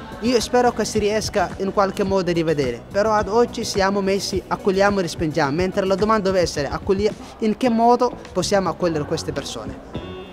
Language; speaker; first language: Italian; non-native, fluent; Somali